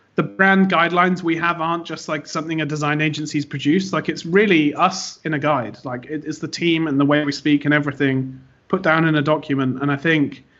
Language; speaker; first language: English; native; English